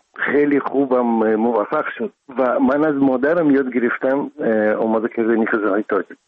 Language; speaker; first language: Persian; non-native, local second language; Russian